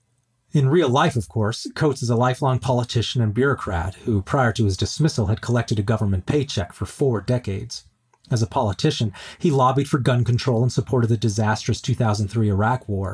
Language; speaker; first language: English; native; English